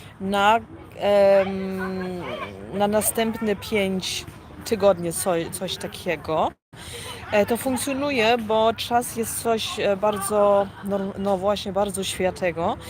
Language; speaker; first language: Polish; early bilingual, heritage; Polish